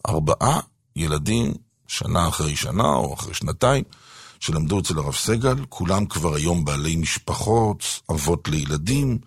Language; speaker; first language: Hebrew; native; Hebrew